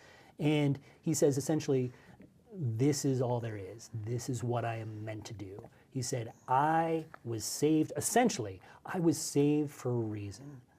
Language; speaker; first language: English; native; English